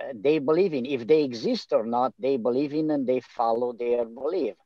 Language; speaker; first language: English; non-native, fluent; Romanian